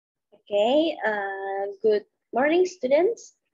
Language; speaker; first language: English; non-native, learner; Indonesian